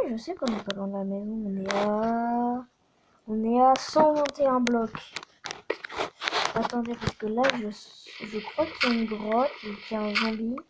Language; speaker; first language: French; native; French